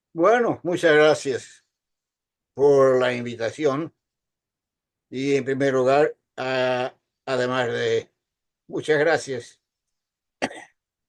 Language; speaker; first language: Spanish; non-native, fluent; Portuguese